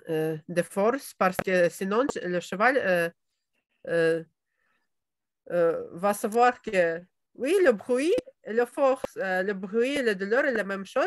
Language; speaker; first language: French; non-native, fluent; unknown